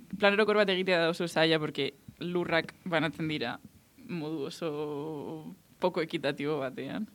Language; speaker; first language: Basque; non-native, local second language; Spanish